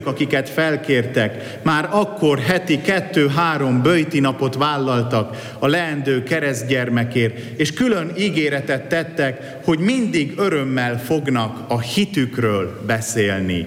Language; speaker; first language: Hungarian; native; Hungarian